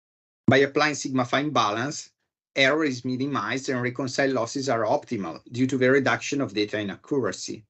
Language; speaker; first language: English; non-native, fluent; Italian